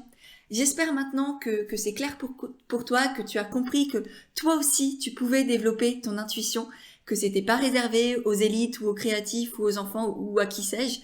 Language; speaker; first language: French; native; French